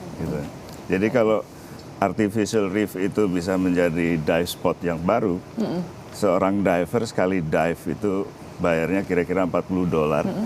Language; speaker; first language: Indonesian; native; Indonesian